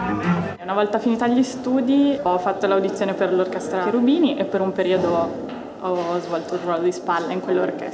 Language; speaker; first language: Italian; native; Italian